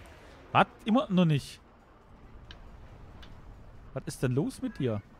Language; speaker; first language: German; native; German